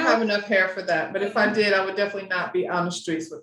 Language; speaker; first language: English; native; English